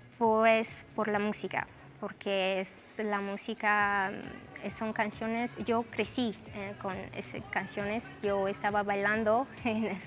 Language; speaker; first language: Spanish; non-native, fluent; Romanian